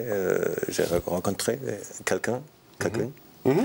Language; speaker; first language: French; non-native, learner; English